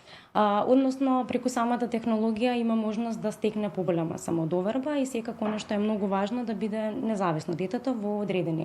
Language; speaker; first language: Macedonian; native; Macedonian